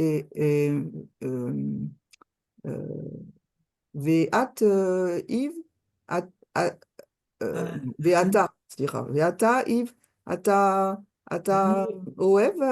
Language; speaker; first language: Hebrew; non-native, learner; French